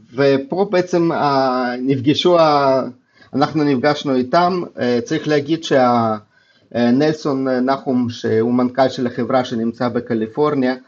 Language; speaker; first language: Hebrew; non-native, fluent; Russian